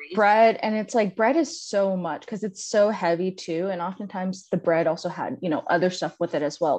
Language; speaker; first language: English; native; English